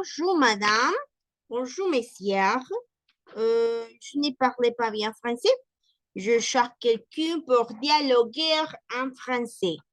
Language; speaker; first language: French; non-native, learner; Spanish